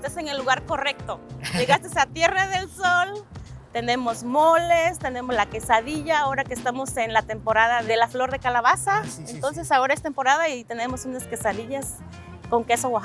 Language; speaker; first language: Spanish; native; Spanish